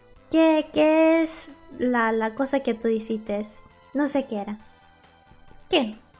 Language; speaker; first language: Spanish; early bilingual, other home language; English